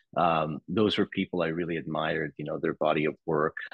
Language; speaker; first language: English; native; English